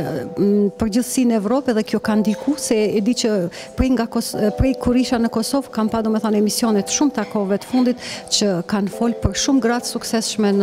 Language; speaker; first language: Albanian; native; Albanian